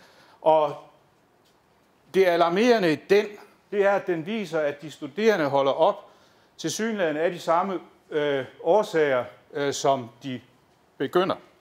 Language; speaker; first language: Danish; native; Danish